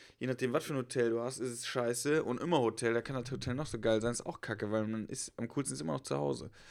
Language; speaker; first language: German; native; German